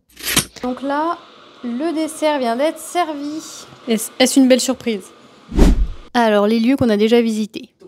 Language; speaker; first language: French; native; French